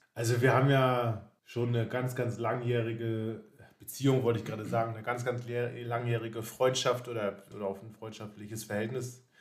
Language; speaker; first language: German; native; German